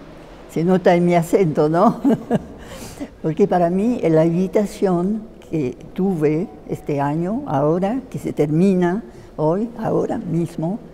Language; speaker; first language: Spanish; non-native, fluent; French